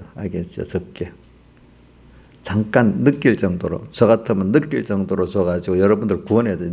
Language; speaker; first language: Korean; native; Korean